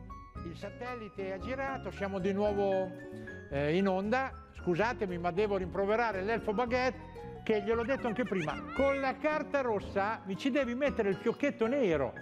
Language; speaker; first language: Italian; native; Italian